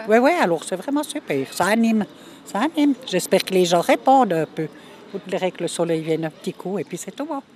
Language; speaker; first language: French; native; French